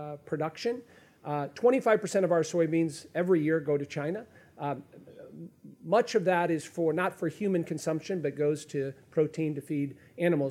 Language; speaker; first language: English; native; English